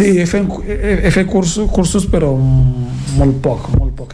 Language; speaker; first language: Catalan; non-native, fluent; Fula